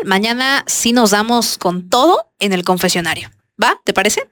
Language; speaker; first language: Spanish; native; Spanish